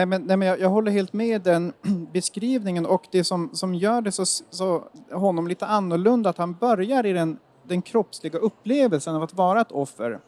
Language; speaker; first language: Swedish; native; Swedish